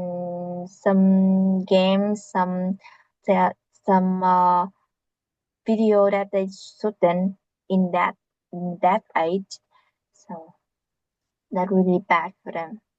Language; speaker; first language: English; non-native, learner; Vietnamese